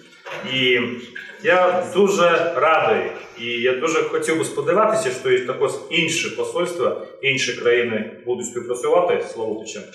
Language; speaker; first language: Ukrainian; non-native, fluent; Latvian